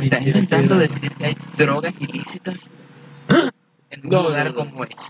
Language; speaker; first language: Spanish; native; Spanish